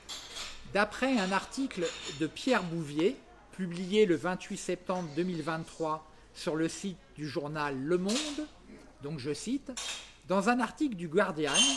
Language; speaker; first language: French; native; French